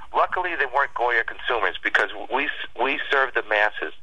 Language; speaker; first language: English; early bilingual, other home language; Spanish